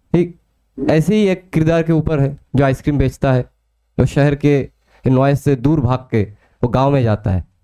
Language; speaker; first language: Hindi; non-native, local second language; Bangla